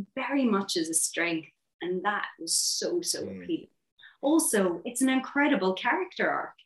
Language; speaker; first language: English; native; English